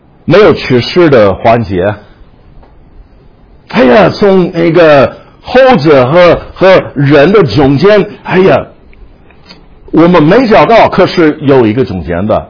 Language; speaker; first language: Chinese; non-native, fluent; English